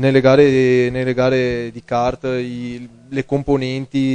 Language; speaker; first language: Italian; native; Italian